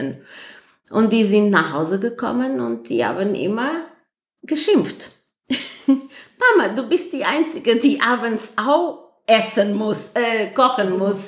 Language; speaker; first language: German; non-native, fluent; Portuguese